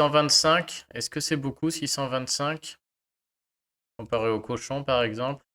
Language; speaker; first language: French; native; French